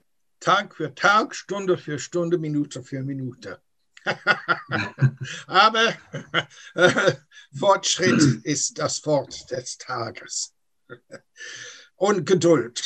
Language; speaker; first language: German; non-native, fluent; English